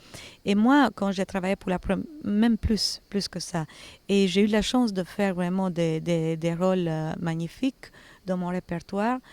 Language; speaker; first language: French; non-native, fluent; Albanian